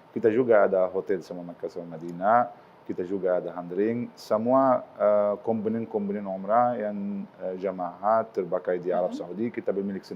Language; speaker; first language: Indonesian; non-native, learner; Arabic